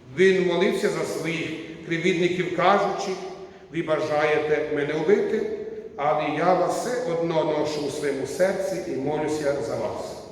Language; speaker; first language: Ukrainian; non-native, learner; Croatian